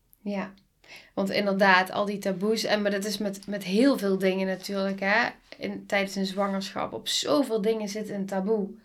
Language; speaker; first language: Dutch; native; Dutch